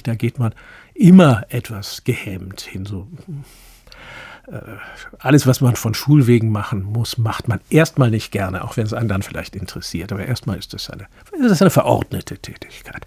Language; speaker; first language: German; native; German